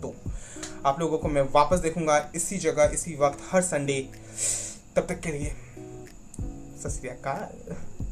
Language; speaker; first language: Hindi; non-native, local second language; Bangla